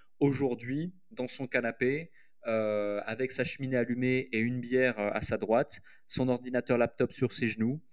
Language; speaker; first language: French; native; French